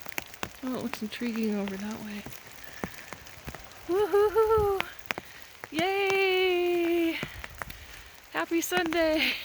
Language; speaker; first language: English; native; English